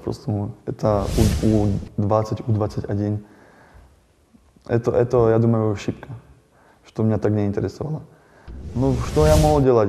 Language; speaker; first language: Russian; non-native, learner; Slovak